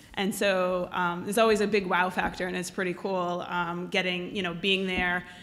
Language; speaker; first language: English; native; English